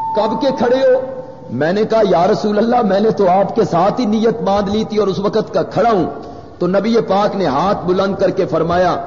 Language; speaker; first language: Urdu; non-native, local second language; Punjabi